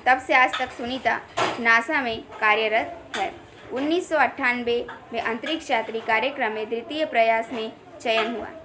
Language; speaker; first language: Hindi; non-native, local second language; Gujarati